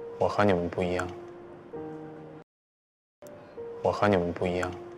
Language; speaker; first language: Chinese; non-native, fluent; Korean